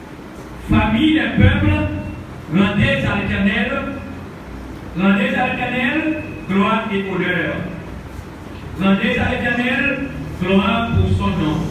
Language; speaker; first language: French; non-native, local second language; Haitian Creole